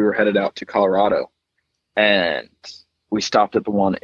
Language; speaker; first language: English; native; English